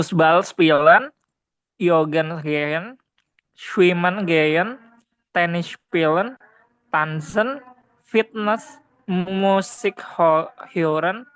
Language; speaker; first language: German; non-native, learner; Indonesian